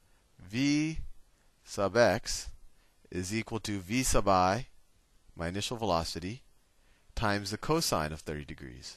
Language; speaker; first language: English; native; English